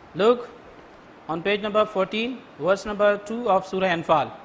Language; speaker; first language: English; non-native, local second language; Urdu